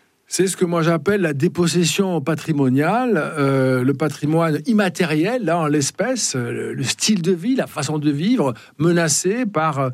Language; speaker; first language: French; native; French